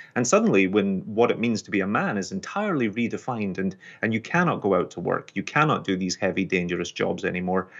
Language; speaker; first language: English; non-native, local second language; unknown